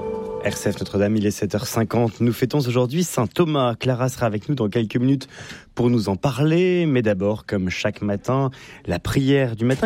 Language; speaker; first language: French; native; French